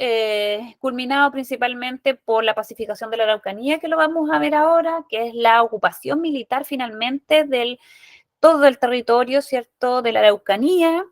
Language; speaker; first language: Spanish; native; Spanish